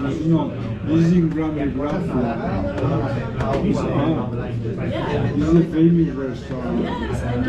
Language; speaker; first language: English; non-native, fluent; Spanish